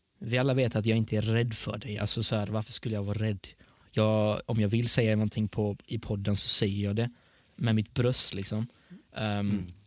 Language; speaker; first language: Swedish; early bilingual, other home language; Persian